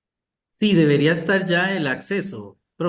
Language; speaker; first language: Spanish; native; Spanish